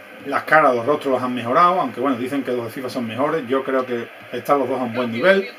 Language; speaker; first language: Spanish; native; Spanish